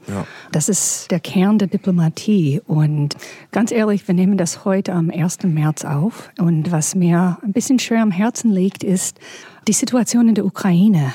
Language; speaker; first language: German; non-native, fluent; English